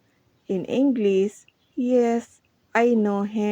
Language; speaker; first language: English; non-native, local second language; Filipino